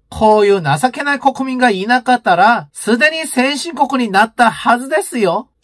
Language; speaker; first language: Japanese; non-native, fluent; Korean